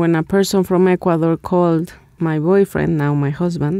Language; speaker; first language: English; non-native, fluent; Spanish